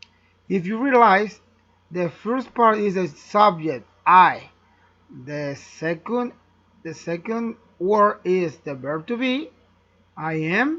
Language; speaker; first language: English; non-native, learner; Spanish